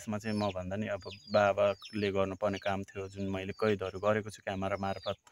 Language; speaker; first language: Nepali; non-native, local second language; Dangaura Tharu